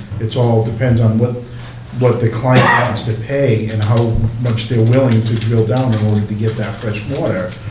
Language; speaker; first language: English; native; English